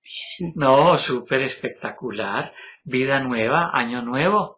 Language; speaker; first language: Spanish; native; Spanish